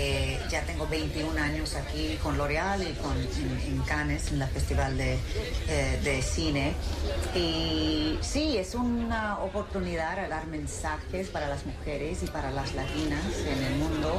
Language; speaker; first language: Spanish; early bilingual, heritage; Spanish